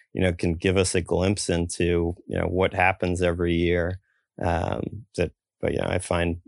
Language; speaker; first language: English; native; English